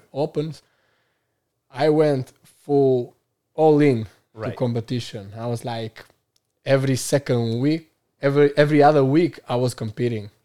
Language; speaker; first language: English; non-native, fluent; Albanian